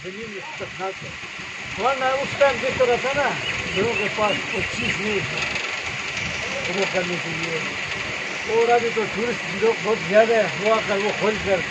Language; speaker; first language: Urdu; non-native, local second language; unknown